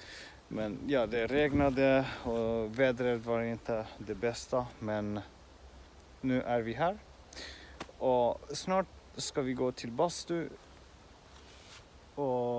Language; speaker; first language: Swedish; non-native, learner; Finnish